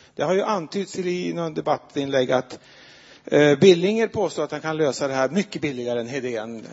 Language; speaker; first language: Swedish; native; Swedish